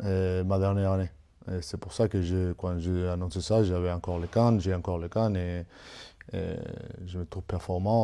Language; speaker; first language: French; non-native, fluent; Spanish